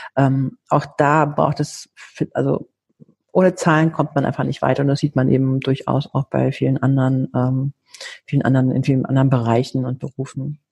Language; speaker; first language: German; early bilingual, heritage; Greek